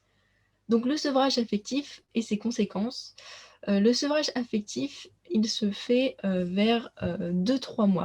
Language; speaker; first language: French; native; French